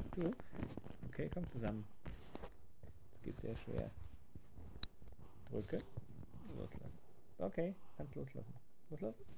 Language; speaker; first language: German; native; German